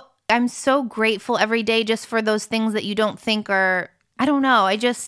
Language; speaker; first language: English; early bilingual, other home language; French